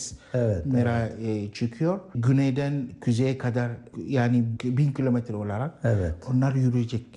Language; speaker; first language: Turkish; non-native, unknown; Arabic